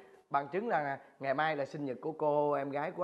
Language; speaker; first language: Vietnamese; native; Vietnamese